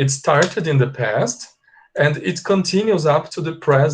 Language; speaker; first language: English; non-native, fluent; Portuguese